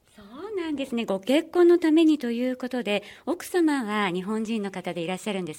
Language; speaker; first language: Japanese; native; Japanese